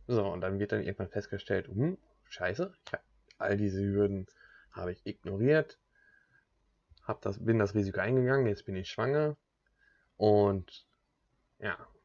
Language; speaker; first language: German; native; German